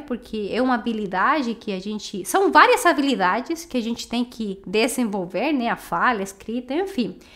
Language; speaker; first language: Portuguese; non-native, fluent; Spanish